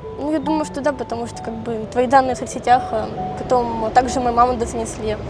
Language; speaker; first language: Russian; native; Russian